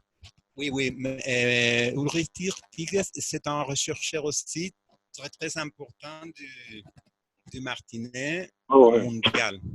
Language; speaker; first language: French; non-native, fluent; Spanish